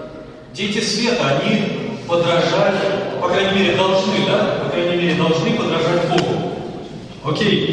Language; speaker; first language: Russian; native; Russian